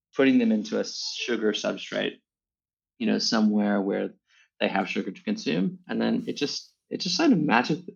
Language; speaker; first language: English; native; English